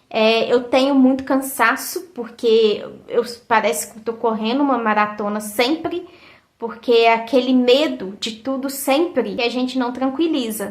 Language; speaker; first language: Portuguese; native; Portuguese